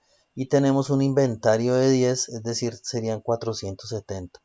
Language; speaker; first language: Spanish; native; Spanish